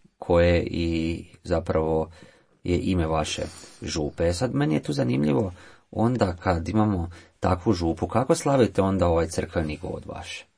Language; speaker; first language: Croatian; native; Croatian